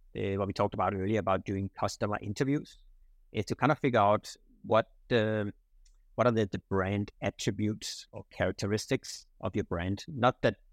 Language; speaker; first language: English; non-native, fluent; Danish